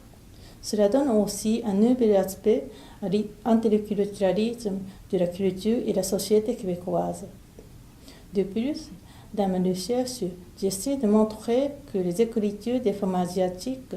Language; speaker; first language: French; non-native, fluent; Japanese